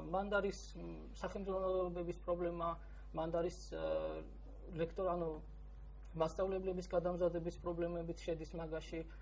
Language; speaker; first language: Georgian; non-native, local second language; Azerbaijani